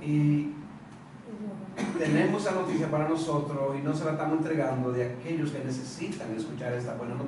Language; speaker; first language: Spanish; native; Spanish